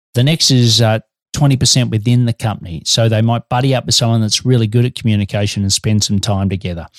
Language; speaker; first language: English; native; English